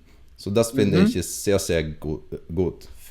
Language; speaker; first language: German; non-native, learner; Swedish